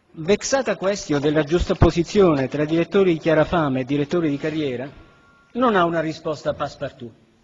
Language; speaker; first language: Italian; native; Italian